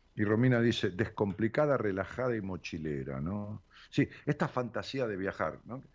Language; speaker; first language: Spanish; native; Spanish